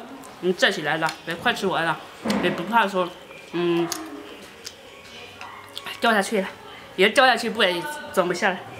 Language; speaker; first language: Chinese; native; Chinese